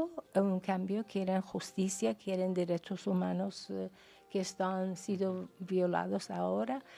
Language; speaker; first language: Spanish; non-native, fluent; Persian